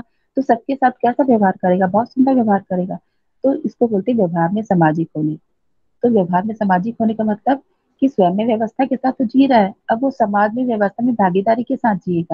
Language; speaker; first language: Hindi; native; Hindi